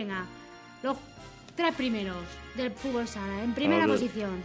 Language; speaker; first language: Spanish; native; Spanish